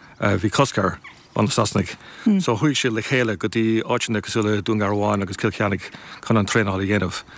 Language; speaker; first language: Irish; non-native, local second language; English